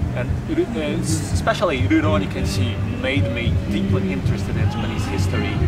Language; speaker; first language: English; non-native, fluent; Portuguese